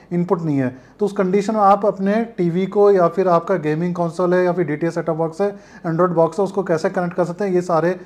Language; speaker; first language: Hindi; native; Hindi